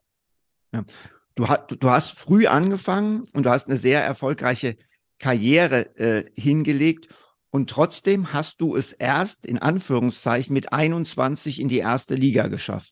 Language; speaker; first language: German; native; German